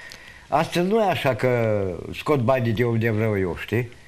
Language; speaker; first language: Romanian; non-native, local second language; Hungarian